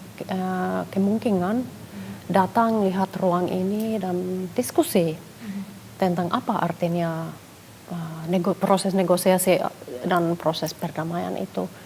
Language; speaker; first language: Indonesian; non-native, fluent; Finnish